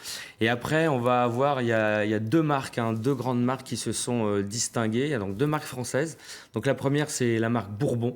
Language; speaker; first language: French; native; French